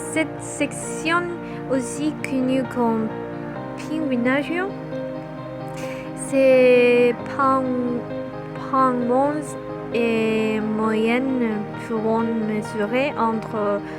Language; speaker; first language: French; non-native, learner; Spanish